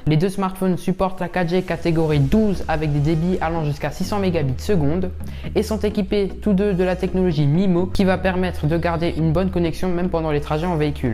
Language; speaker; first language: French; native; French